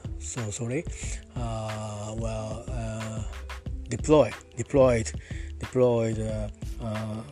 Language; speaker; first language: English; non-native, learner; Japanese